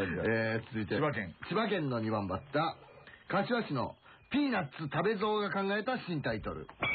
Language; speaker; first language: Japanese; native; Japanese